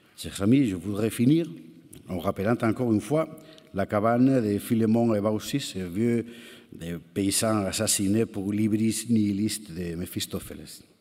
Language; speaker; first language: French; non-native, fluent; Spanish